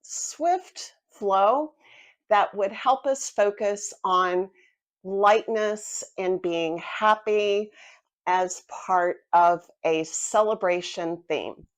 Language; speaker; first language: English; native; English